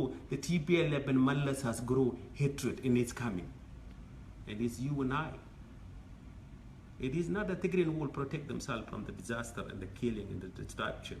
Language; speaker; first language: English; non-native, fluent; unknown